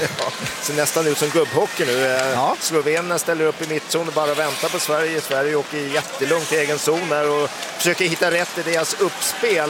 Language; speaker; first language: Swedish; native; Swedish